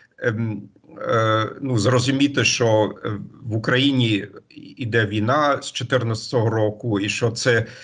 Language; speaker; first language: Ukrainian; non-native, fluent; German